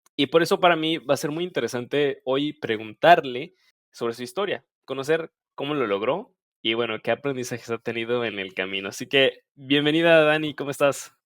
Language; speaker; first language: Spanish; native; Spanish